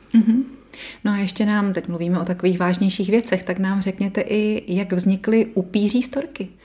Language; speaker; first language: Czech; native; Czech